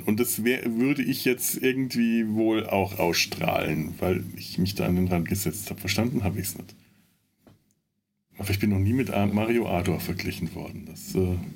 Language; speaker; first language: German; native; German